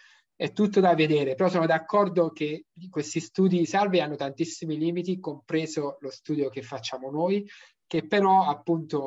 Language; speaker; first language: Italian; native; Italian